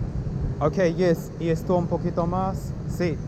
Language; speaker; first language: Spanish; non-native, fluent; English